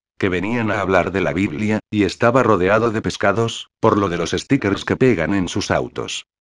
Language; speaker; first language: Spanish; native; Spanish